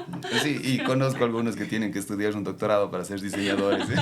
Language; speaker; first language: Spanish; native; Spanish